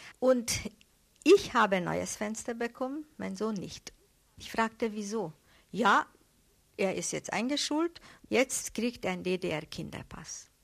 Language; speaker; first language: German; non-native, fluent; Hungarian